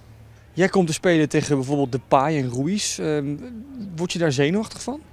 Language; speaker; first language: Dutch; native; Dutch